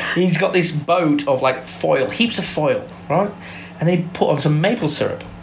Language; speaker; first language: English; native; English